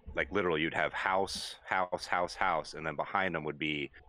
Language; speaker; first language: English; native; English